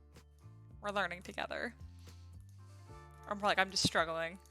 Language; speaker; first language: English; native; English